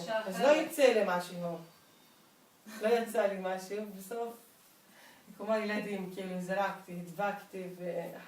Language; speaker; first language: Hebrew; non-native, local second language; Arabic